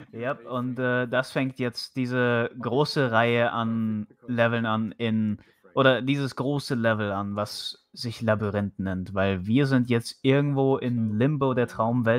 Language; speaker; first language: German; native; German